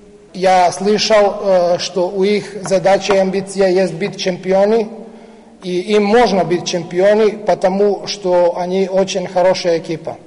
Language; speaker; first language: Russian; non-native, learner; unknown